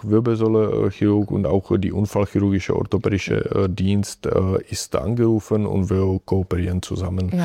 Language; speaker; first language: German; non-native, fluent; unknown